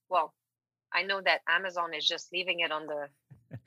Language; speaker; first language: English; non-native, fluent; French